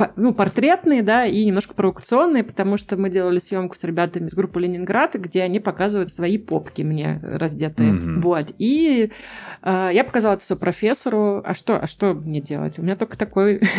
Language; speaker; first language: Russian; native; Russian